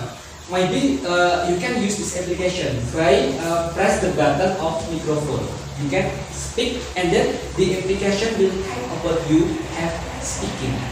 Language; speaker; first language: English; non-native, learner; Indonesian